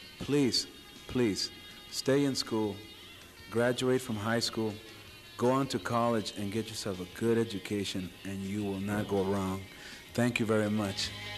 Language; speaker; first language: English; early bilingual, other home language; Spanish